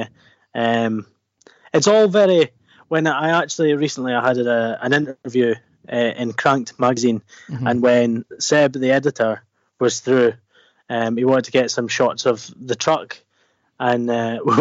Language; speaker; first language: English; native; English